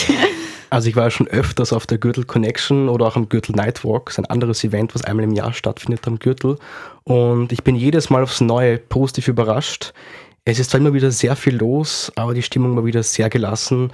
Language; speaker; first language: German; native; German